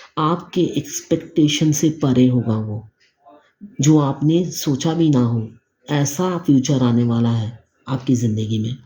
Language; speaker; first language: Hindi; native; Hindi